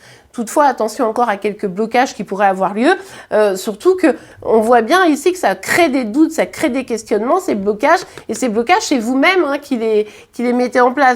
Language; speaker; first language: French; native; French